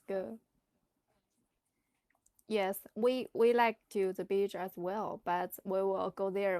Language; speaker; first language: English; non-native, learner; Chinese